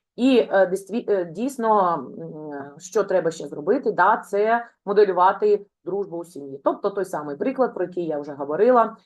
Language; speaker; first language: Ukrainian; non-native, local second language; Russian